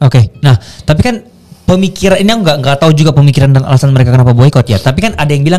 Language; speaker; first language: Indonesian; native; Indonesian